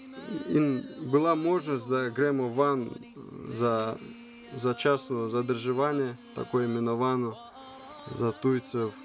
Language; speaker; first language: Slovenian; non-native, learner; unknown